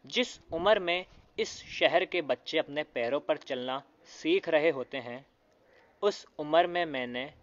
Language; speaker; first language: Hindi; native; Hindi